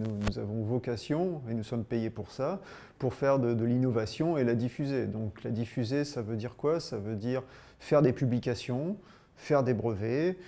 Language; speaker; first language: French; native; French